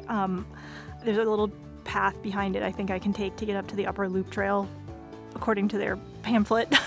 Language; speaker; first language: English; native; English